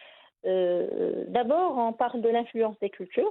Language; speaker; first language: French; non-native, local second language; Arabic